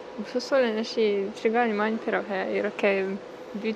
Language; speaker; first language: Korean; non-native, learner; Ukrainian